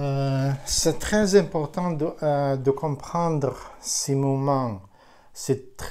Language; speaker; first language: French; non-native, fluent; Ukrainian